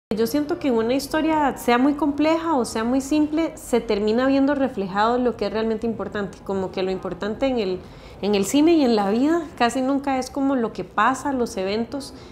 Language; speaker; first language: Spanish; native; Spanish